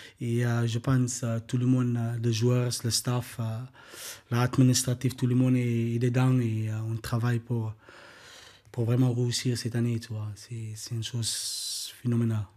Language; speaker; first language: French; non-native, learner; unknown